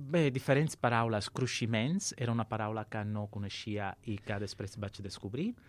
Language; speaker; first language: Catalan; non-native, fluent; Sicilian